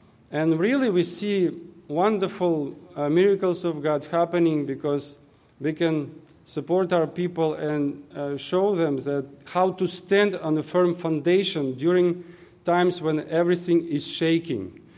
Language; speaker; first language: English; non-native, fluent; Russian